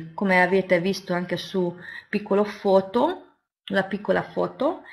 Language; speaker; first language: Italian; non-native, fluent; Hungarian